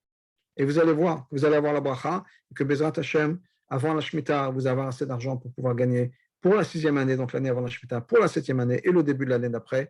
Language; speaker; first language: French; native; French